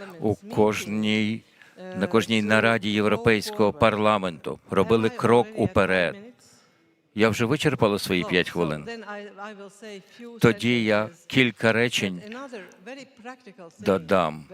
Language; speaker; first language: Ukrainian; non-native, fluent; Latvian